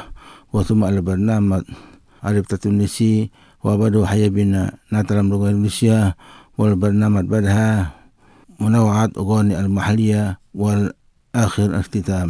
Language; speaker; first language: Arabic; non-native, fluent; Indonesian